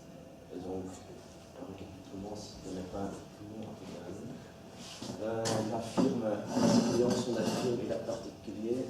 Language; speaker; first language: French; non-native, learner; Dutch